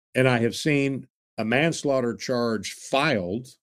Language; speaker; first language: English; native; English